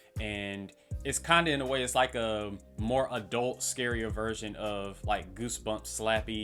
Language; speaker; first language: English; native; English